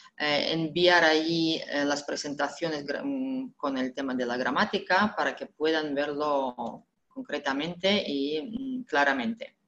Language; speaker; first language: Spanish; non-native, fluent; Russian